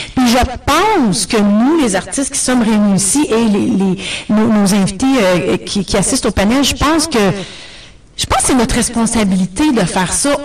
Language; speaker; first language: French; native; French